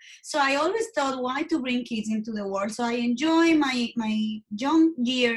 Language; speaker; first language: English; non-native, fluent; Spanish